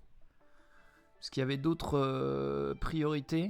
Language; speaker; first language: French; native; French